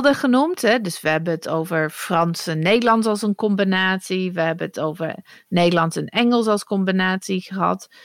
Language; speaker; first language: Dutch; non-native, fluent; English